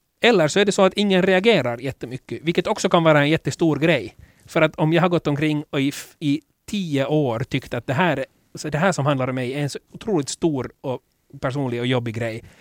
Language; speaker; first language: Swedish; native; Swedish